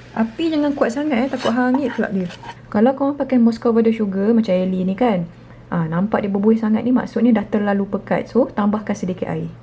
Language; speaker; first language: Malay; native; Malay